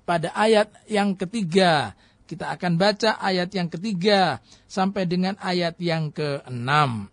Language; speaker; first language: Indonesian; native; Indonesian